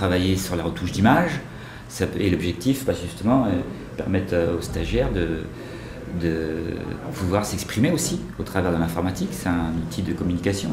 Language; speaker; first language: French; native; French